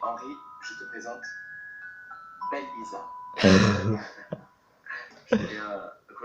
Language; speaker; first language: French; native; French